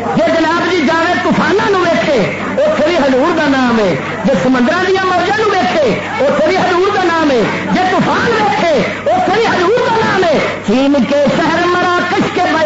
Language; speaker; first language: Urdu; native; Urdu